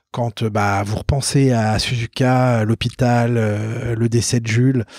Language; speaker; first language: French; native; French